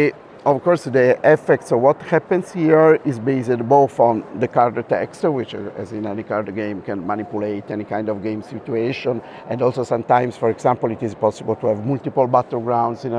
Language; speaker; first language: English; non-native, fluent; Italian